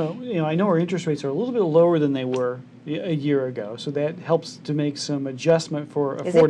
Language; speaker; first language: English; native; English